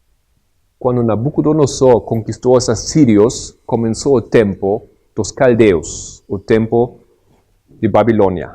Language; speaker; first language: Portuguese; non-native, fluent; Spanish